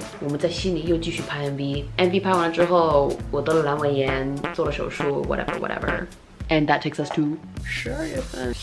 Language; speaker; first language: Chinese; early bilingual, heritage; Chinese